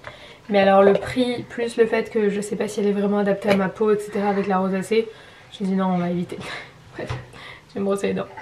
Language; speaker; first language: French; native; French